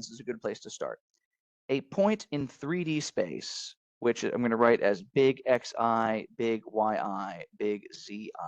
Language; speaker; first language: English; native; English